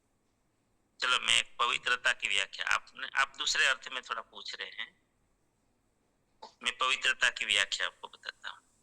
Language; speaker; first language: Hindi; native; Hindi